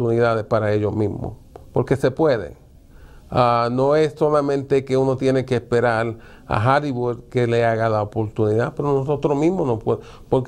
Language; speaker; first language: Spanish; early bilingual, heritage; Spanish